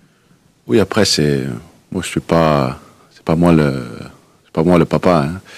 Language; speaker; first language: French; non-native, fluent; Danish